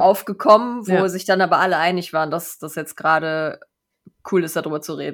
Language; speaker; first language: German; native; German